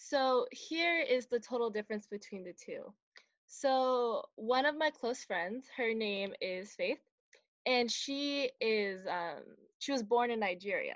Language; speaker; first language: English; native; English